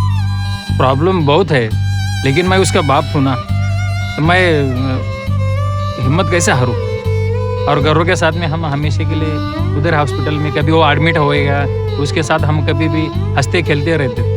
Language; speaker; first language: Hindi; non-native, local second language; Marathi